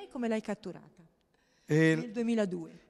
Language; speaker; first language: Italian; native; Italian